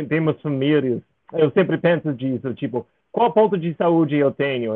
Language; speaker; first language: Portuguese; non-native, fluent; English